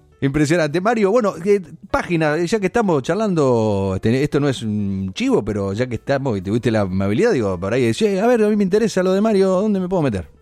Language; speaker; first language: Spanish; native; Spanish